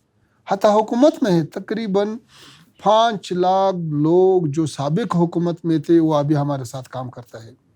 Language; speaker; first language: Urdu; non-native, learner; Pashto